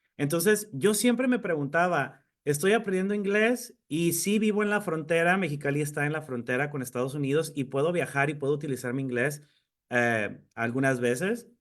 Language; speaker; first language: Spanish; native; Spanish